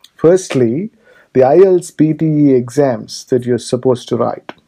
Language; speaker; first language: English; non-native, local second language; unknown